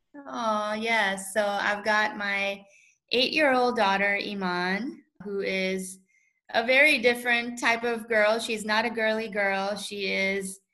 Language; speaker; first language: English; early bilingual, other home language; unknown